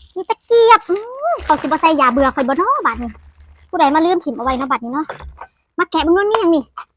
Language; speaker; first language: Thai; native; Thai